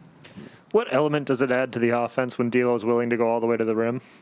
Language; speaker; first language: English; native; English